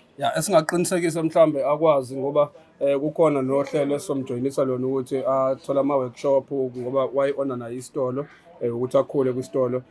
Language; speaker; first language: Zulu; native; Zulu